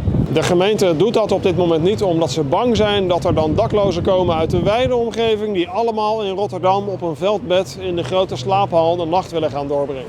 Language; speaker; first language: Dutch; native; Dutch